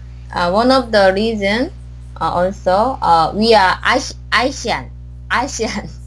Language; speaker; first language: English; non-native, learner; Korean